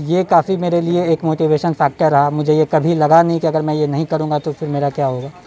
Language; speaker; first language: Hindi; native; Hindi